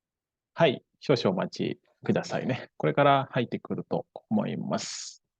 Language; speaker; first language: Japanese; non-native, fluent; Indonesian